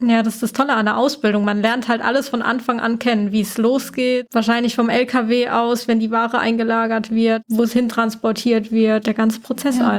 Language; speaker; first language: German; native; German